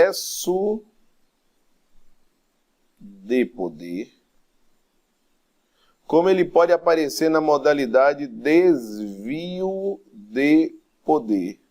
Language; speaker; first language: Portuguese; native; Portuguese